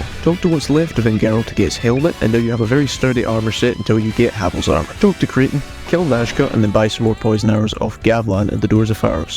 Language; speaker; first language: English; native; English